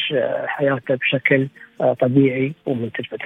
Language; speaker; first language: Arabic; native; Arabic